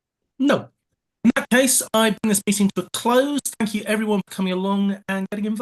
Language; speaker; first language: English; native; English